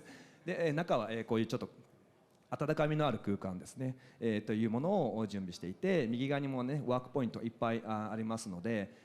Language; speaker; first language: Japanese; native; Japanese